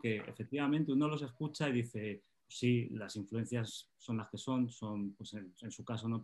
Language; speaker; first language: Spanish; native; Spanish